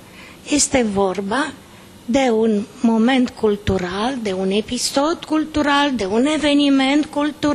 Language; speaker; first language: Romanian; native; Romanian